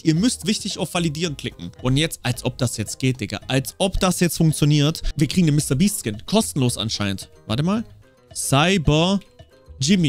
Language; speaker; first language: German; native; German